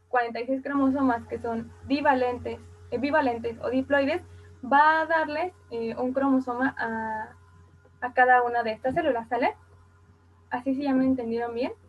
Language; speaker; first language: Spanish; native; Spanish